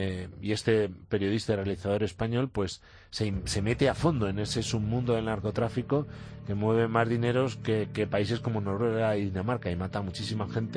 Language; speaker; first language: Spanish; native; Spanish